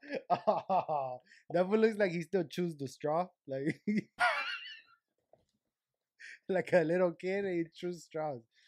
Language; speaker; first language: English; early bilingual, other home language; Spanish